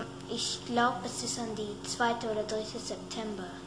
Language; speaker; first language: German; early bilingual, heritage; German